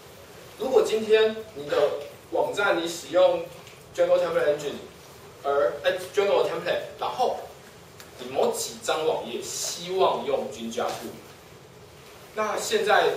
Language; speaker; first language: Chinese; native; Chinese